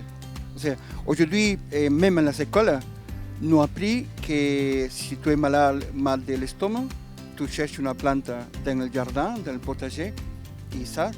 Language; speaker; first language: French; non-native, learner; Spanish